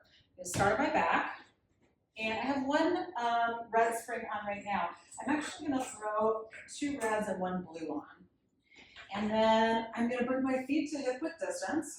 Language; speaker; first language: English; native; English